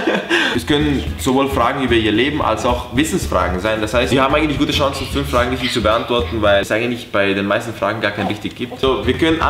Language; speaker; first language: German; native; German